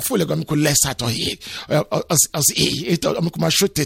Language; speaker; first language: Hungarian; non-native, fluent; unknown